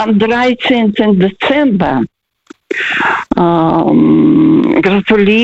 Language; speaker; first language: German; non-native, fluent; Russian